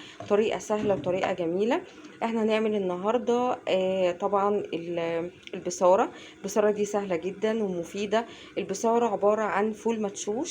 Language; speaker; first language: Arabic; native; Arabic